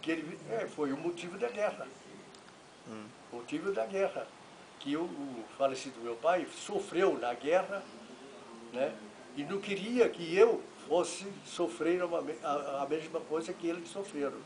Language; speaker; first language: Portuguese; non-native, fluent; Italian